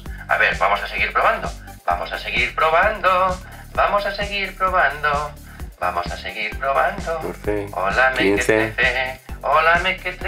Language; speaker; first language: Spanish; native; Spanish